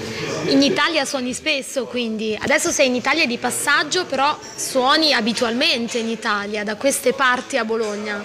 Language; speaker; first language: Italian; native; Italian